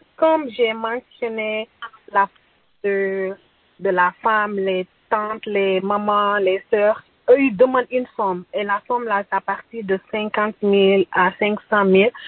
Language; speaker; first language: French; non-native, local second language; Bambara